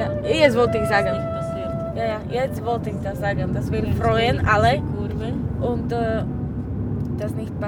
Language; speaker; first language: German; non-native, learner; Slovak